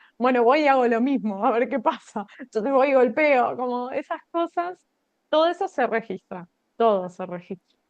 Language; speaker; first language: Spanish; native; Spanish